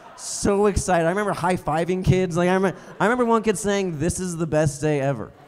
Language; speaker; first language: English; native; English